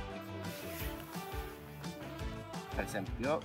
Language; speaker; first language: Italian; non-native, learner; English